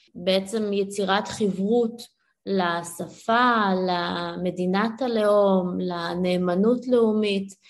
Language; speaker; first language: Hebrew; early bilingual, other home language; Ukrainian